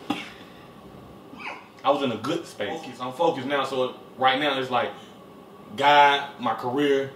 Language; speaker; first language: English; native; English